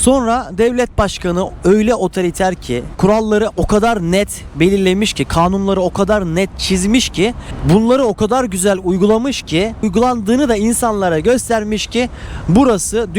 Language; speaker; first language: Turkish; native; Turkish